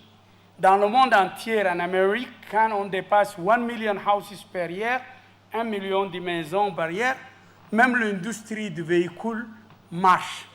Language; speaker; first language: French; non-native, fluent; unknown